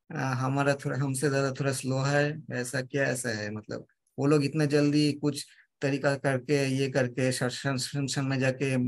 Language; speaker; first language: Hindi; non-native, local second language; Bangla